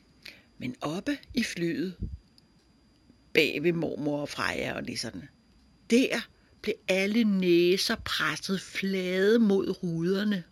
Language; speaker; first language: Danish; native; Danish